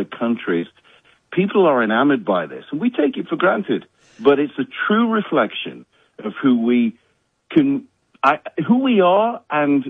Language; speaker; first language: English; native; English